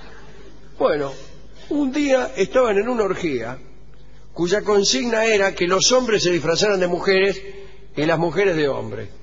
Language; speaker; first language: Spanish; native; Spanish